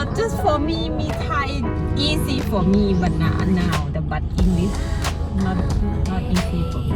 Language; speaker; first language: English; non-native, learner; Thai